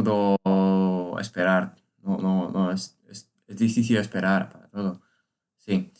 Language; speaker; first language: Spanish; non-native, learner; Polish